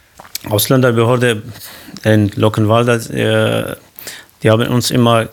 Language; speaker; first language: German; non-native, fluent; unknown